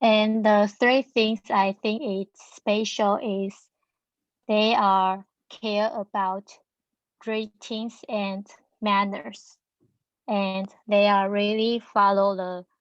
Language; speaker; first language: English; non-native, learner; Chinese